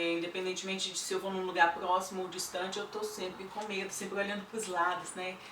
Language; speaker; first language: Portuguese; native; Portuguese